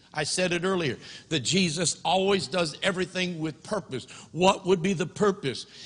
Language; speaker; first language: English; native; English